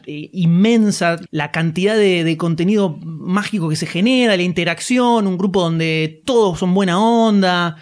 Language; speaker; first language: Spanish; native; Spanish